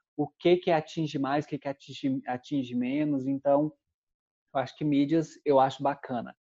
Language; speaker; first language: Portuguese; native; Portuguese